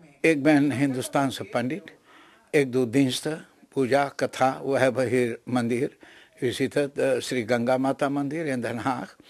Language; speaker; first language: Dutch; non-native, local second language; Caribbean Hindustani